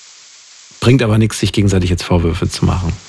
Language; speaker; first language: German; native; German